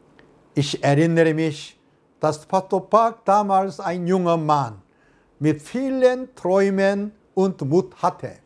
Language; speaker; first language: German; non-native, fluent; Korean